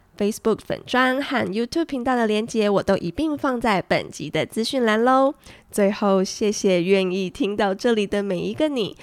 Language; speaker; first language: Chinese; native; Chinese